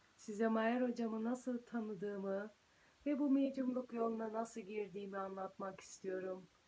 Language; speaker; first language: Turkish; early bilingual, heritage; Turkish